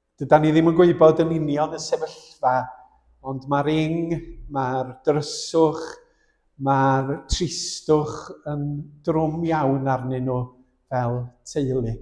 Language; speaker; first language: Welsh; native; Welsh